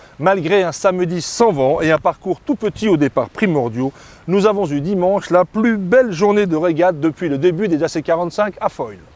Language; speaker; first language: French; native; French